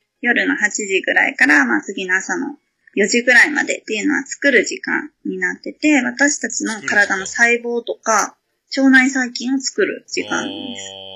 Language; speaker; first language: Japanese; native; Japanese